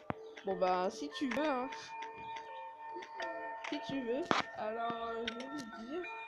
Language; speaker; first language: French; native; French